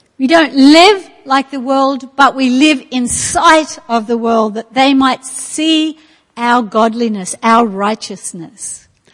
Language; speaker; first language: English; native; English